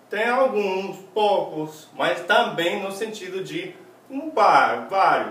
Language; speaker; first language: Portuguese; non-native, fluent; English